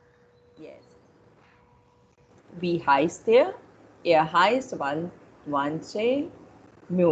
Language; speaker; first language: German; non-native, fluent; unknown